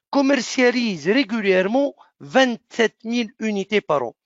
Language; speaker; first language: French; non-native, local second language; Arabic